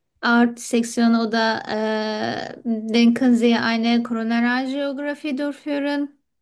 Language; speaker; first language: German; non-native, fluent; Turkish